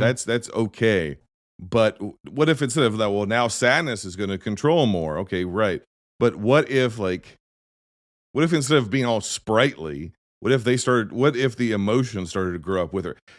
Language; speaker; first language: English; native; English